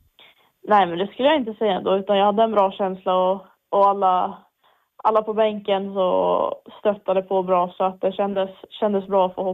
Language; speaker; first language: Swedish; native; Swedish